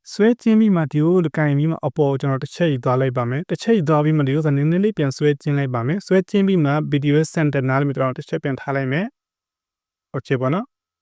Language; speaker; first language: Burmese; native; Burmese